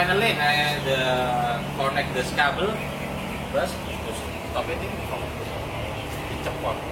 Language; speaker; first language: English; non-native, learner; Indonesian